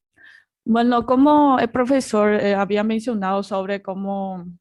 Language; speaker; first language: Spanish; non-native, fluent; Chinese